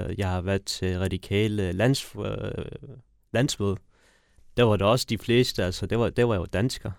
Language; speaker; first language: Danish; early bilingual, other home language; Persian